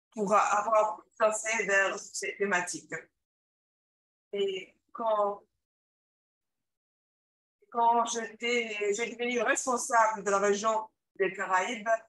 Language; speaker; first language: French; non-native, learner; English